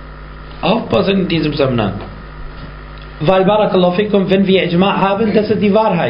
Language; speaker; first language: German; non-native, fluent; Arabic